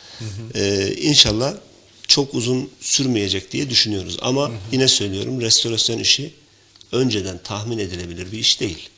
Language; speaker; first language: Turkish; native; Turkish